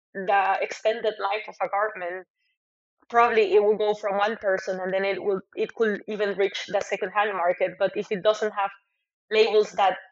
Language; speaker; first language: English; non-native, fluent; Spanish